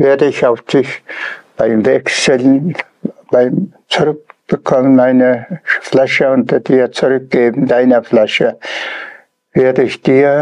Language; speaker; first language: German; non-native, fluent; Tuvinian